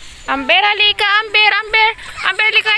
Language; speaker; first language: Filipino; native; Filipino